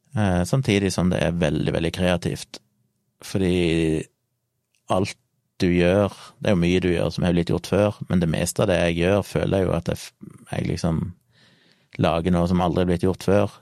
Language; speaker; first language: Norwegian; native; Norwegian